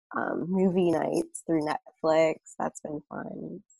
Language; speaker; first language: English; native; English